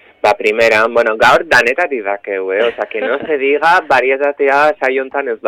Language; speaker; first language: Basque; native; Basque